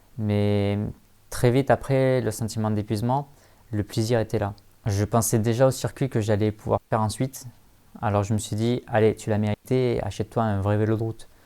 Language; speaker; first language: French; native; French